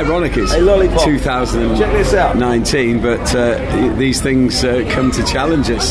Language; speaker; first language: English; native; English